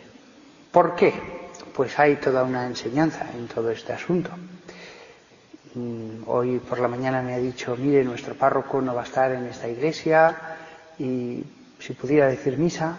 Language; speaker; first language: Spanish; native; Spanish